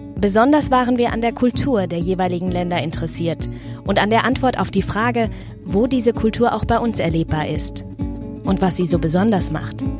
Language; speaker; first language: German; native; German